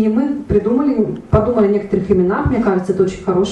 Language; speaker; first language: Russian; native; Russian